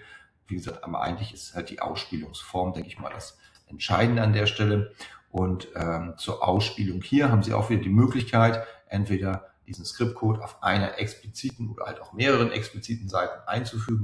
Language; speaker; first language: German; native; German